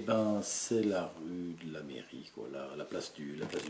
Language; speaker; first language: French; native; French